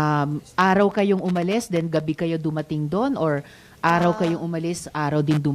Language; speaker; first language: Filipino; native; Filipino